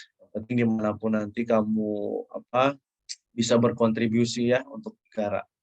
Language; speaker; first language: Indonesian; native; Indonesian